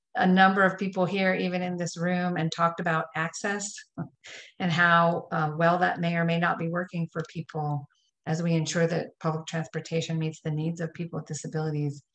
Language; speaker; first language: English; native; English